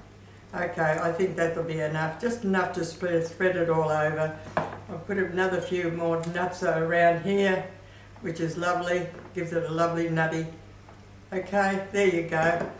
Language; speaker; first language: English; native; English